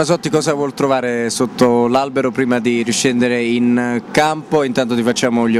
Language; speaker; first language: Italian; native; Italian